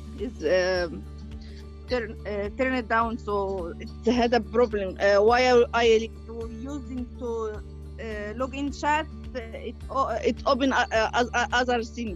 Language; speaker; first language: English; non-native, learner; Arabic